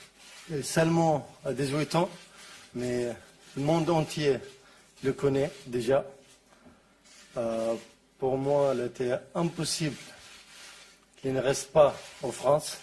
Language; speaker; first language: French; non-native, learner; Arabic